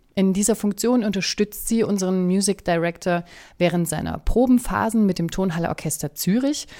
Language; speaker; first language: German; native; German